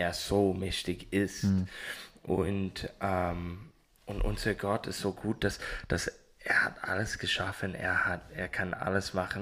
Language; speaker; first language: German; non-native, learner; English